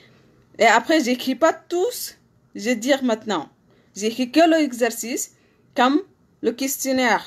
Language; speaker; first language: French; non-native, learner; Arabic